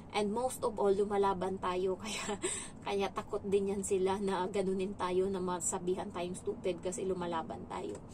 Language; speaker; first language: Filipino; native; Filipino